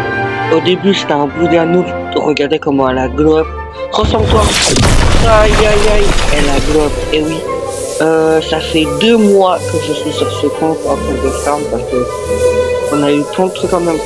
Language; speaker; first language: French; native; French